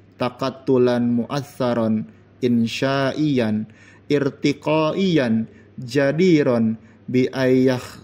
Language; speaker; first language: Arabic; non-native, fluent; Indonesian